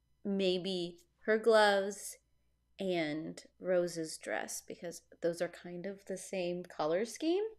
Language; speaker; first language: English; native; English